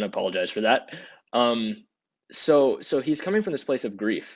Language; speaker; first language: English; native; English